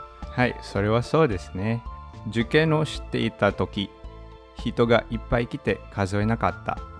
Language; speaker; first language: Japanese; non-native, fluent; Filipino